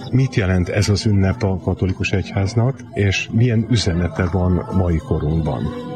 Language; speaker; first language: Hungarian; native; Hungarian